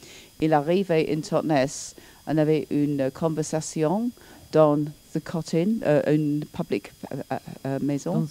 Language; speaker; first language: French; non-native, learner; English